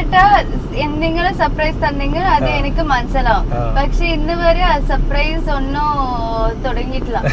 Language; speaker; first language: Malayalam; early bilingual, heritage; Malayalam